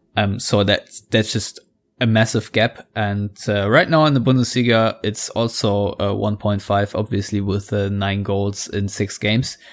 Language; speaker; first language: English; non-native, fluent; German